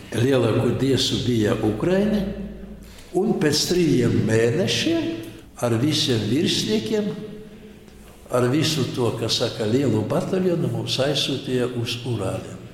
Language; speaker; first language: Latvian; non-native, local second language; Polish